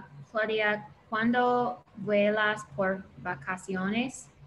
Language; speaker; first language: Spanish; non-native, learner; English